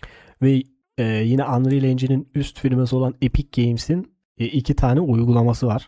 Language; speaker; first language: Turkish; native; Turkish